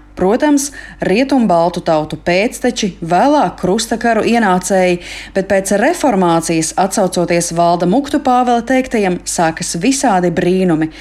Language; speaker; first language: Latvian; native; Latvian